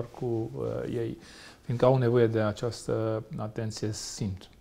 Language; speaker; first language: Romanian; non-native, local second language; Hungarian